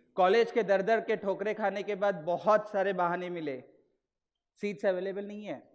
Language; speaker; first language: Hindi; non-native, local second language; Marathi